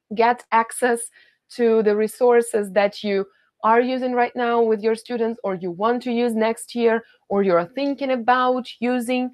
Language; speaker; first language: English; non-native, fluent; Ukrainian